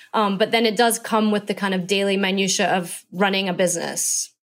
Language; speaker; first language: English; native; English